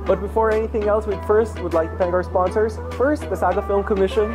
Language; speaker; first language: English; non-native, local second language; Filipino